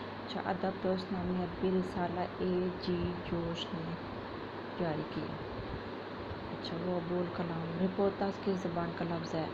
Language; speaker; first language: Urdu; non-native, local second language; Punjabi